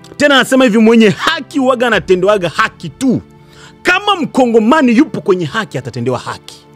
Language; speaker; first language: Swahili; native; Swahili